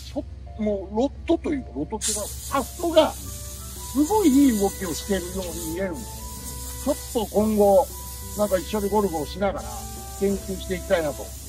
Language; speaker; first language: Japanese; native; Japanese